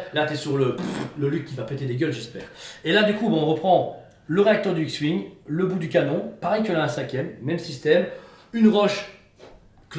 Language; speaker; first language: French; native; French